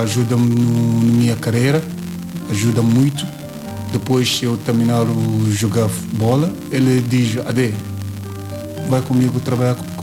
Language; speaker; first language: Portuguese; non-native, learner; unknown